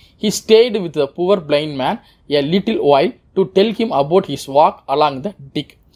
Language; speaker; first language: English; non-native, local second language; Tamil